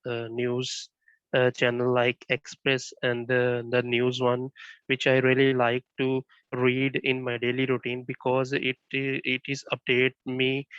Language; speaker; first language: English; non-native, learner; Bangla